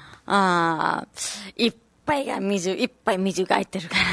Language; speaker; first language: Japanese; non-native, learner; Nepali